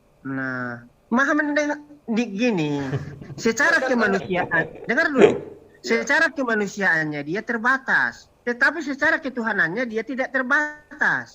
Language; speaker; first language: Indonesian; native; Indonesian